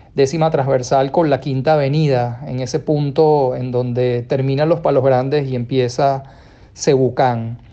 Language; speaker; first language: Spanish; native; Spanish